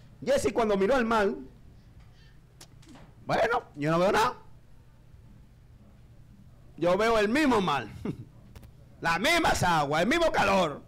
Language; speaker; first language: Spanish; native; Spanish